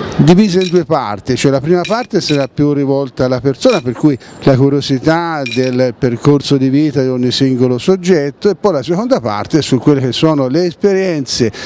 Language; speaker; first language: Italian; native; Italian